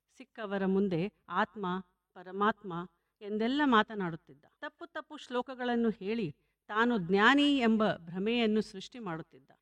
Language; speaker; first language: Kannada; native; Kannada